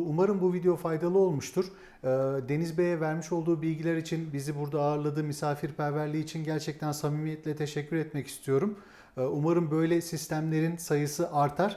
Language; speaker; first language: Turkish; native; Turkish